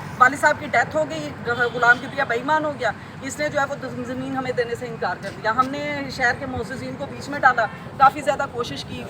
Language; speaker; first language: Urdu; non-native, local second language; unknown